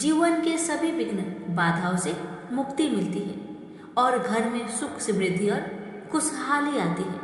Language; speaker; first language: Hindi; native; Hindi